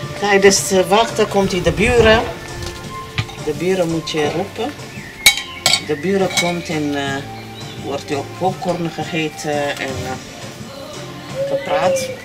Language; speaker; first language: Dutch; non-native, learner; Amharic